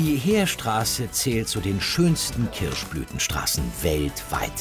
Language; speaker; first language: German; native; German